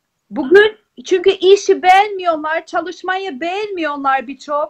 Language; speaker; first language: Turkish; non-native, fluent; Albanian